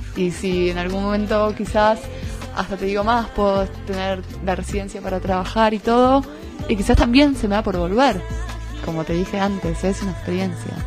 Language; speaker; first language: Spanish; native; Spanish